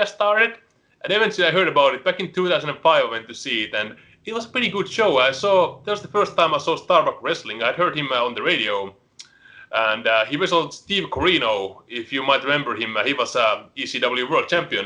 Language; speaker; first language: English; non-native, fluent; Finnish